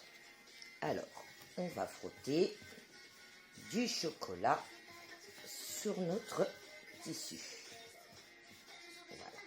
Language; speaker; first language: French; native; French